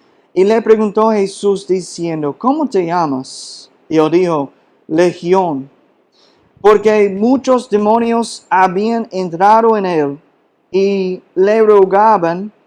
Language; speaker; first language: Spanish; non-native, fluent; English